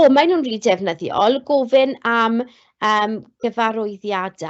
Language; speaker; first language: Welsh; non-native, local second language; English